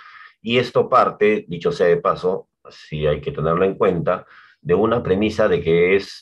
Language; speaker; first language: Spanish; native; Spanish